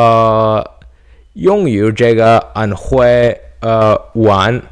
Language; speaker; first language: Chinese; non-native, learner; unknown